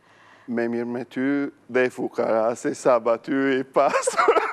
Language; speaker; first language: Albanian; non-native, learner; Arabic